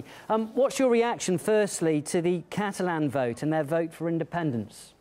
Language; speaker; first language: English; native; English